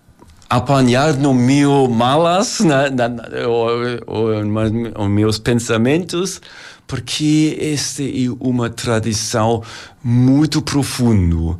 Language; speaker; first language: Portuguese; non-native, learner; German